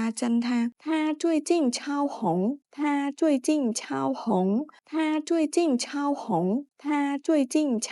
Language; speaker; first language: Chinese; non-native, fluent; Khmer